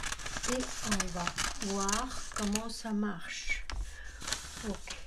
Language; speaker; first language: French; non-native, learner; Chinese